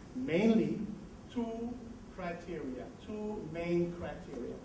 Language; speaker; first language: English; non-native, fluent; Dutch